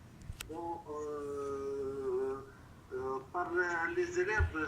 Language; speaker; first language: French; non-native, local second language; Arabic